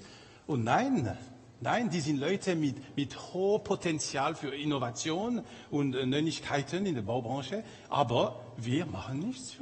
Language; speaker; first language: German; non-native, local second language; French